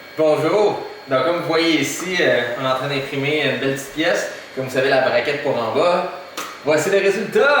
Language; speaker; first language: French; native; French